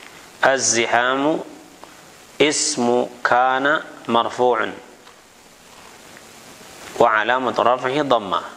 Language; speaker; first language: Arabic; non-native, fluent; Indonesian